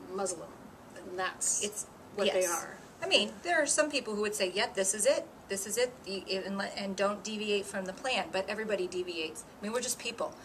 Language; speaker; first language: English; native; English